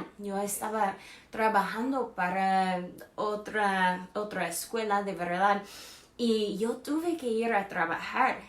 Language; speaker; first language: Spanish; non-native, fluent; English